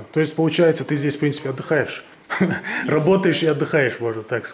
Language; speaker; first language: Russian; native; Russian